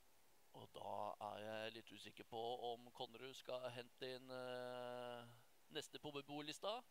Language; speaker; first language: Norwegian; native; Norwegian